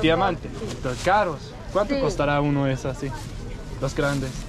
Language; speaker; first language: Spanish; non-native, learner; Danish